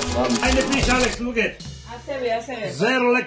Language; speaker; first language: German; non-native, learner; Georgian